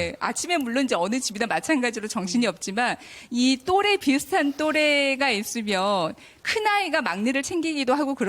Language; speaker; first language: Korean; native; Korean